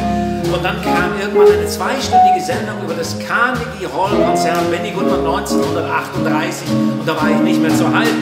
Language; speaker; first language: German; native; German